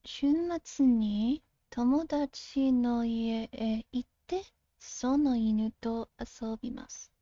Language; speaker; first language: Japanese; non-native, learner; English